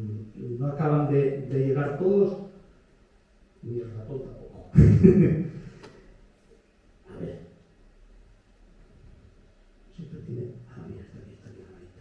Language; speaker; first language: Spanish; native; Spanish